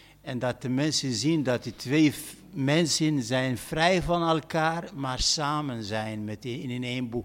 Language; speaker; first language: Dutch; non-native, fluent; Arabic